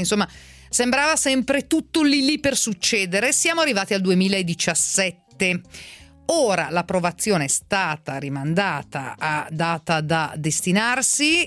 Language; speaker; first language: Italian; native; Italian